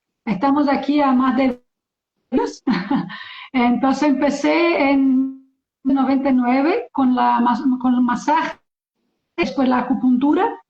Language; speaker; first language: Spanish; non-native, learner; Portuguese